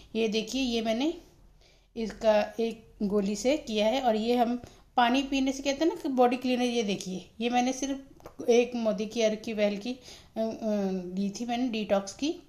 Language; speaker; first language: Hindi; non-native, local second language; Odia